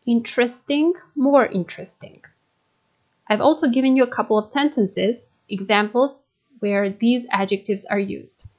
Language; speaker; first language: English; non-native, fluent; Macedonian